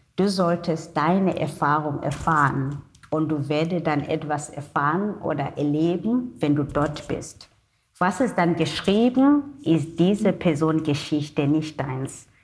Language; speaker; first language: German; non-native, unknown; Xhosa